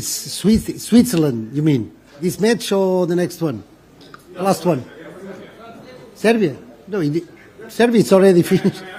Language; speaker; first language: English; non-native, fluent; Portuguese